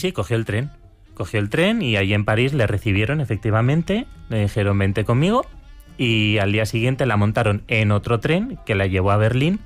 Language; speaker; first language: Spanish; native; Spanish